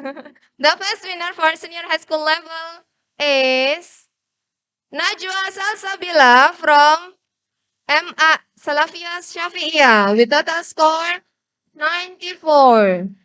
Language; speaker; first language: English; non-native, learner; Indonesian